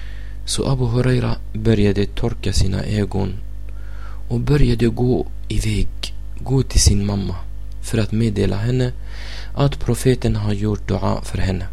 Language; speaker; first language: Swedish; non-native, fluent; Arabic